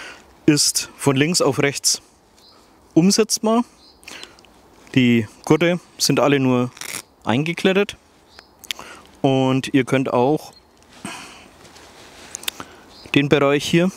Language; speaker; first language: German; native; German